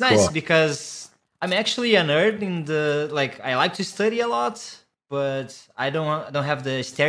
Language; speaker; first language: English; non-native, fluent; Portuguese